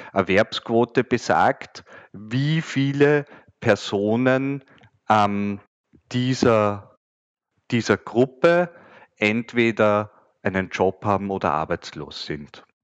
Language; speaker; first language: German; native; German